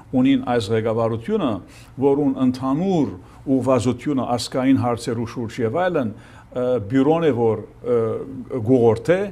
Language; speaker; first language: Armenian; early bilingual, heritage; Armenian